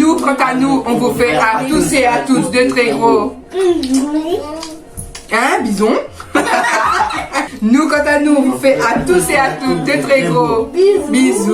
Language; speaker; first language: French; native; French